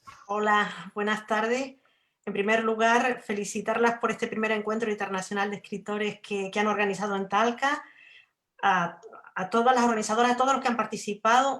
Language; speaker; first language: Spanish; native; Spanish